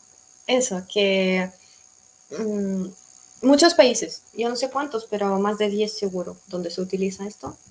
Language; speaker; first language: Spanish; non-native, fluent; Russian